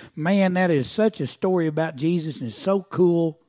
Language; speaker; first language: English; native; English